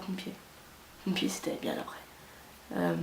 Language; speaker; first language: French; native; French